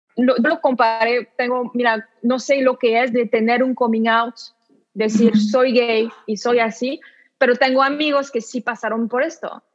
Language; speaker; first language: Spanish; non-native, fluent; French